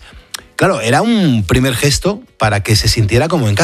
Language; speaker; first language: Spanish; native; Spanish